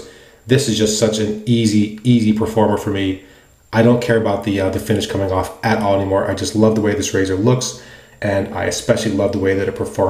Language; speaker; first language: English; native; English